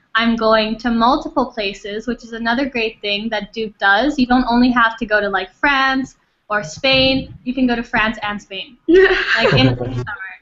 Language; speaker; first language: English; non-native, fluent; Thai